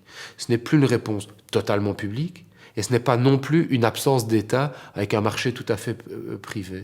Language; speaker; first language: French; native; French